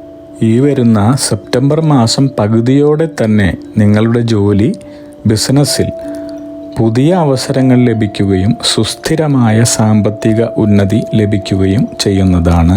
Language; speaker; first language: Malayalam; native; Malayalam